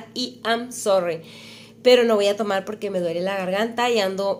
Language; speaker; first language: Spanish; native; Spanish